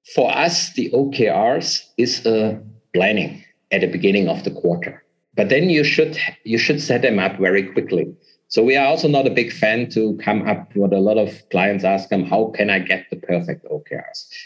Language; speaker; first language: English; non-native, fluent; German